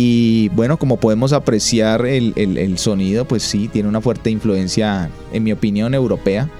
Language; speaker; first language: Spanish; native; Spanish